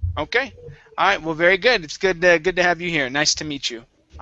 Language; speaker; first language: English; native; English